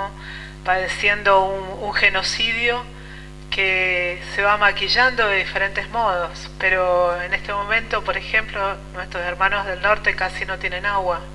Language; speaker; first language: Spanish; native; Spanish